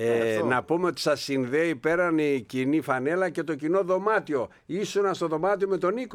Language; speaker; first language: Greek; native; Greek